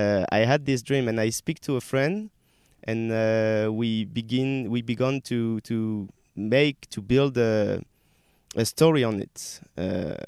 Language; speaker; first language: English; non-native, learner; French